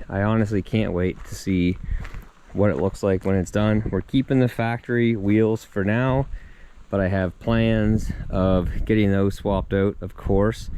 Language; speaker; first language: English; native; English